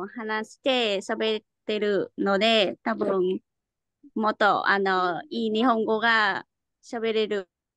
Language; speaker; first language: Japanese; non-native, learner; Vietnamese